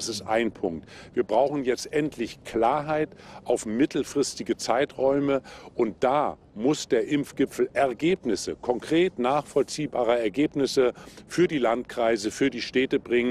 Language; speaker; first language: German; native; German